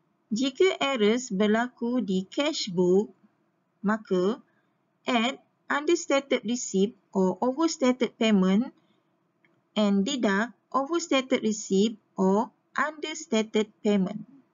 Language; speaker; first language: English; non-native, local second language; Malay